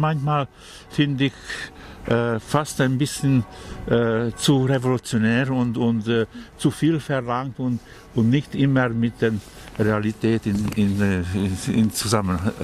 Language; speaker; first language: German; non-native, fluent; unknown